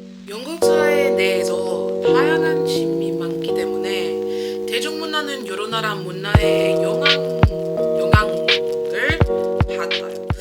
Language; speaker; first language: Korean; non-native, learner; English